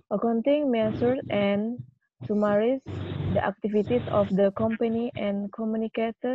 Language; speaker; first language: English; non-native, fluent; Indonesian